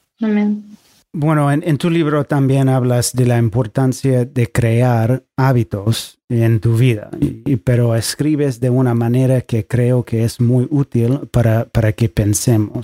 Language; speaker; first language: Spanish; non-native, fluent; English